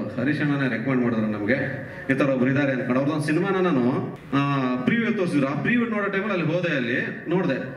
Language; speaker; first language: Kannada; native; Kannada